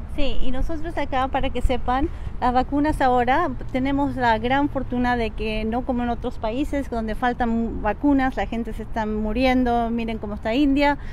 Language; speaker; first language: Spanish; native; Spanish